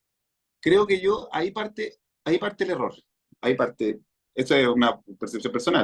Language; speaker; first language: Spanish; native; Spanish